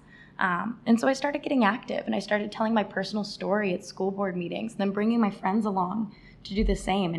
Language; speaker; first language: English; native; English